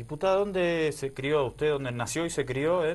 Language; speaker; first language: Spanish; native; Spanish